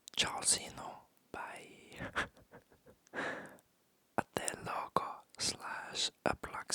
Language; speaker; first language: Portuguese; non-native, learner; English